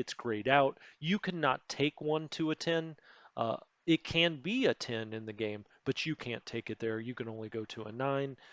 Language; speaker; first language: English; native; English